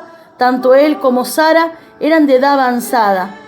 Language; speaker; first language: Spanish; native; Spanish